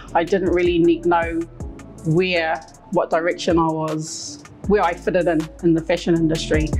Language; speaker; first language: English; native; English